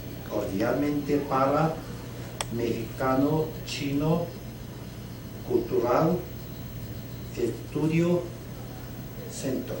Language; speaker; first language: Spanish; non-native, learner; Chinese